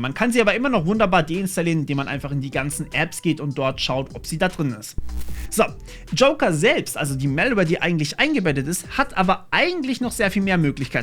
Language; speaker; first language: German; native; German